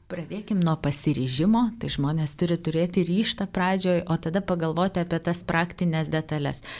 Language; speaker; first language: Lithuanian; native; Lithuanian